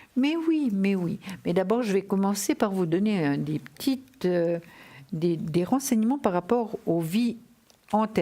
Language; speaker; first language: French; native; French